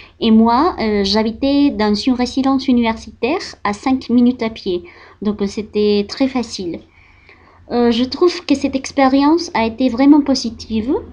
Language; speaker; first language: French; non-native, fluent; Spanish